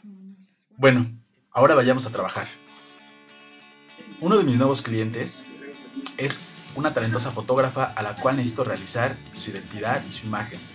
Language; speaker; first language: Spanish; native; Spanish